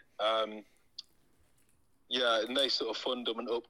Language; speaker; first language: English; native; English